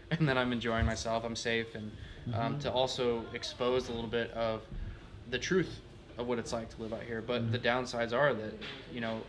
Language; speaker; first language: English; native; English